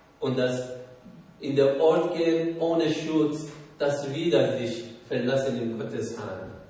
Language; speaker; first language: German; non-native, learner; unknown